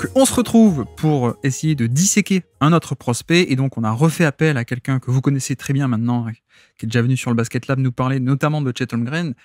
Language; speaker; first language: French; native; French